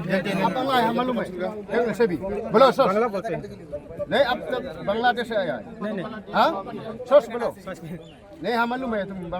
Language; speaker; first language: Hindi; non-native, local second language; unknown